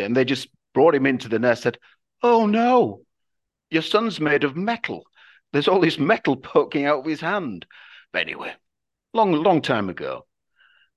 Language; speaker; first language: English; native; English